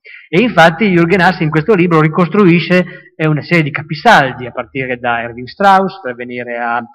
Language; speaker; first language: Italian; native; Italian